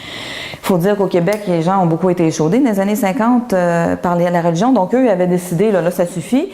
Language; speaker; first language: French; native; French